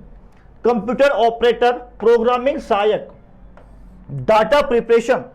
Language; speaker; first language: Hindi; native; Hindi